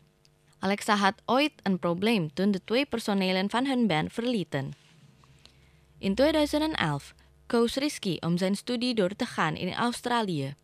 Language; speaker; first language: Dutch; non-native, fluent; Indonesian